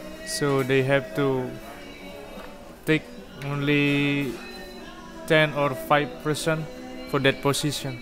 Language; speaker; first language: English; non-native, learner; Indonesian